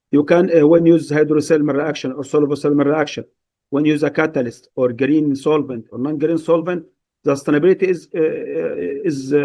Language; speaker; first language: English; non-native, fluent; Arabic